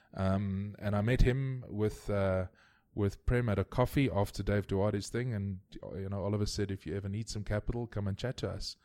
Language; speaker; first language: English; native; English